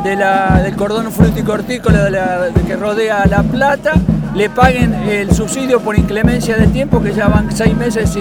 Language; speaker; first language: Spanish; native; Spanish